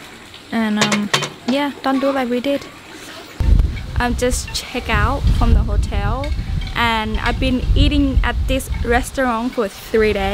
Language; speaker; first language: English; non-native, learner; Thai